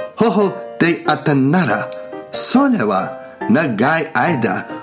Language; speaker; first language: Japanese; non-native, learner; English